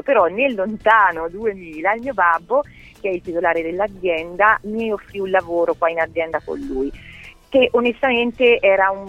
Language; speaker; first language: Italian; native; Italian